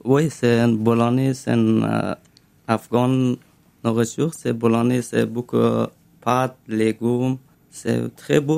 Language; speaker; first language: French; non-native, learner; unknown